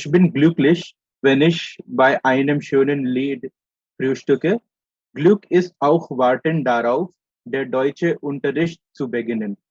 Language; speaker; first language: German; non-native, learner; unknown